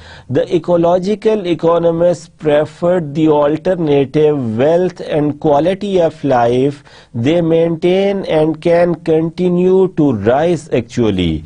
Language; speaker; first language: English; non-native, local second language; Urdu